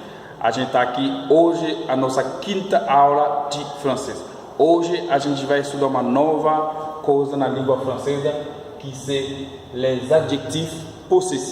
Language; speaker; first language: Portuguese; non-native, fluent; French